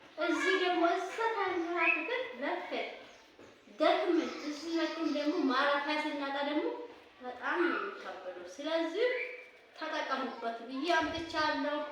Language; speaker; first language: Amharic; non-native, local second language; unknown